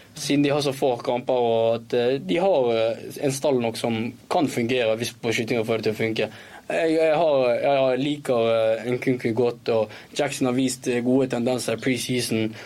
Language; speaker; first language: Norwegian; early bilingual, other home language; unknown